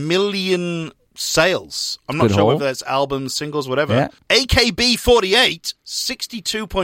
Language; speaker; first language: English; native; English